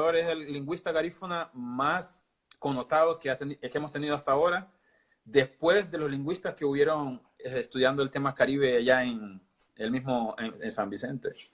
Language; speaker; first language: Spanish; non-native, local second language; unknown